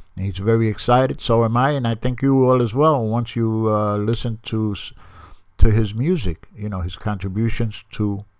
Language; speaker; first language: English; native; English